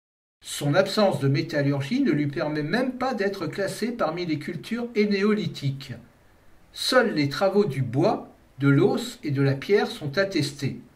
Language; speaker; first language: French; native; French